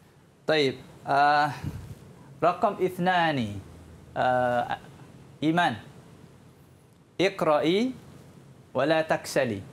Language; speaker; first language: Arabic; non-native, fluent; Malay